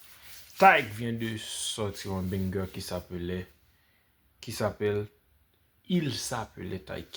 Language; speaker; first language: French; non-native, local second language; Haitian Creole